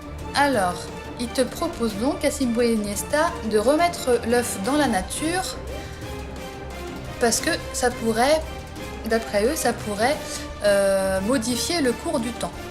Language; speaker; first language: French; native; French